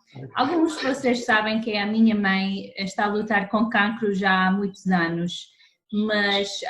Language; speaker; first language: Portuguese; non-native, fluent; English